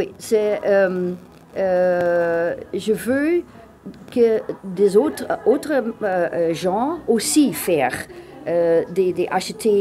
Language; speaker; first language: French; non-native, learner; English